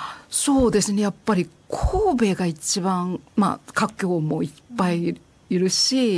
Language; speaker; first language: Japanese; non-native, fluent; Chinese